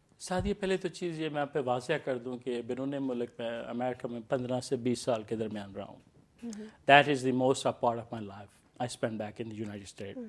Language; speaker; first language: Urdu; native; Urdu